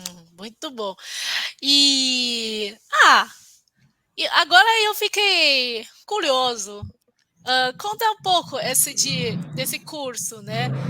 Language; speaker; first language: Portuguese; non-native, fluent; Chinese